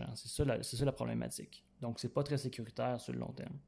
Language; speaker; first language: French; native; French